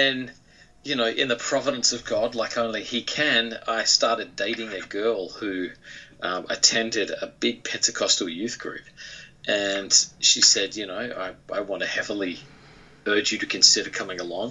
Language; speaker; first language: English; native; English